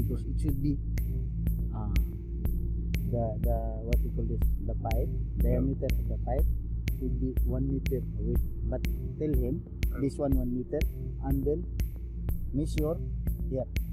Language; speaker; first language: English; non-native, learner; Filipino